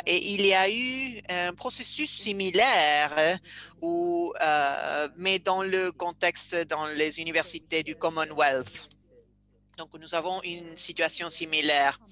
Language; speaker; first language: French; non-native, fluent; Spanish